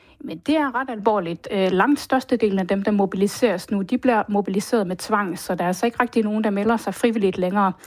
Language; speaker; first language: Danish; native; Danish